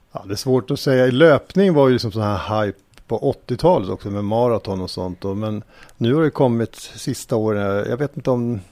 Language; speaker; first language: Swedish; native; Swedish